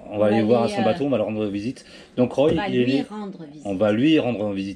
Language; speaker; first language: French; native; French